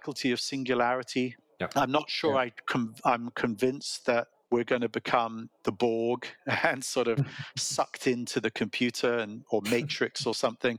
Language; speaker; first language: English; native; English